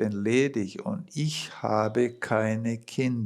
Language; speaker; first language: German; non-native, fluent; Portuguese